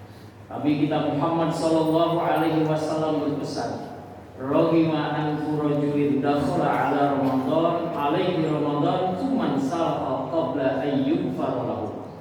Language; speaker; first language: Indonesian; native; Indonesian